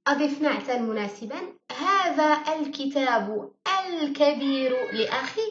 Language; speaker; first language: Arabic; early bilingual, heritage; Arabic